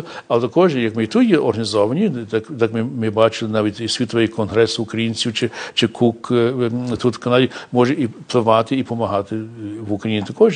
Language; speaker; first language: Ukrainian; early bilingual, heritage; English